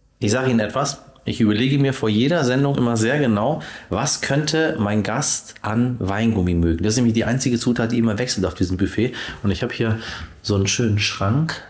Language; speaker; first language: German; native; German